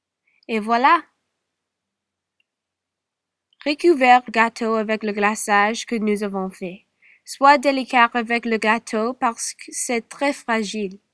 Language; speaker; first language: French; non-native, learner; English